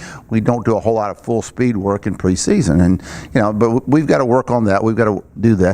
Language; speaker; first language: English; native; English